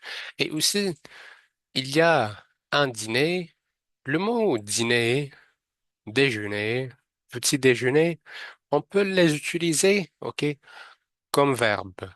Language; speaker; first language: French; non-native, fluent; Arabic